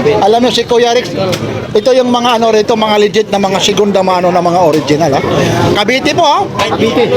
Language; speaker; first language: Filipino; non-native, local second language; Waray